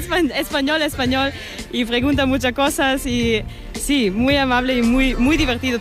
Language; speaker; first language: Spanish; non-native, learner; German